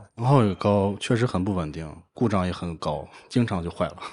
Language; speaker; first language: Chinese; native; Chinese